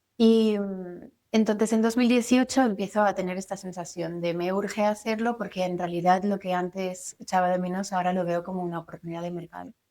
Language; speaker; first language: Spanish; non-native, fluent; French